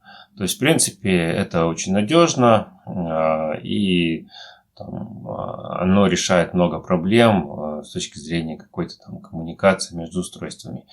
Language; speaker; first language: Russian; native; Russian